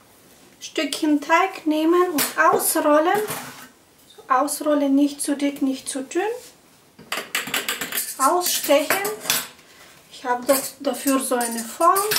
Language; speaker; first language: German; non-native, fluent; Russian